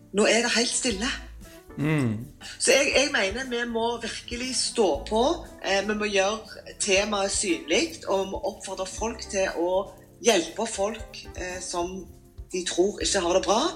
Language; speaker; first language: Norwegian; native; Norwegian